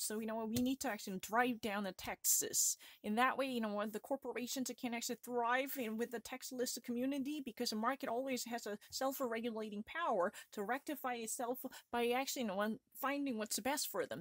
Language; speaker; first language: English; non-native, fluent; Korean